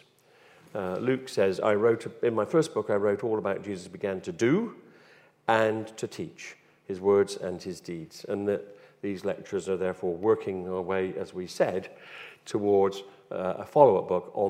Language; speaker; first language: English; native; English